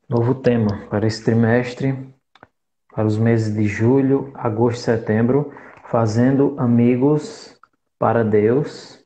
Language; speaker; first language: Portuguese; native; Portuguese